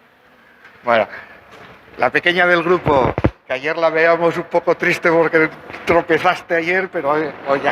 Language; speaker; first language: Spanish; native; Spanish